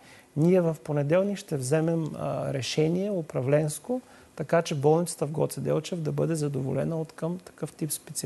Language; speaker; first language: Bulgarian; native; Bulgarian